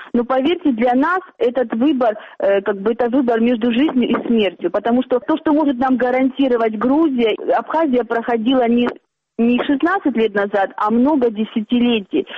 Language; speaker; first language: Russian; native; Russian